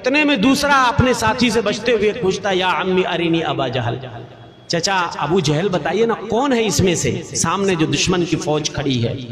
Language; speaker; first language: Urdu; native; Urdu